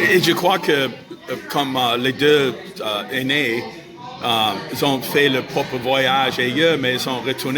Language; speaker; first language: French; non-native, fluent; English